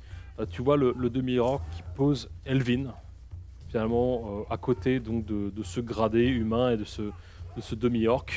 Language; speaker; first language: French; native; French